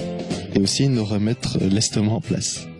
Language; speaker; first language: French; native; French